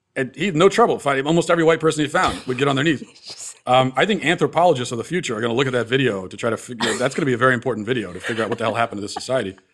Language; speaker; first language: English; native; English